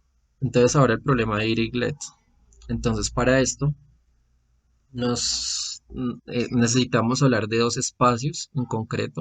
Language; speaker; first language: Spanish; native; Spanish